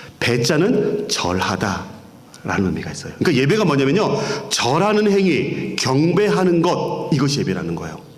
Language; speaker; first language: Korean; native; Korean